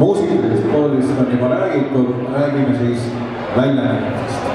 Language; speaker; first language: Estonian; native; Estonian